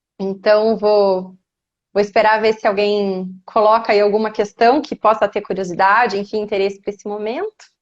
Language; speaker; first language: Portuguese; native; Portuguese